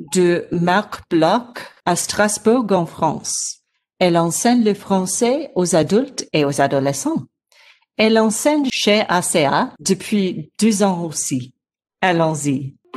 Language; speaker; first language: French; non-native, learner; English